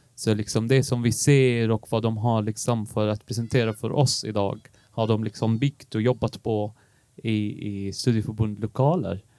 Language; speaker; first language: Swedish; non-native, fluent; Arabic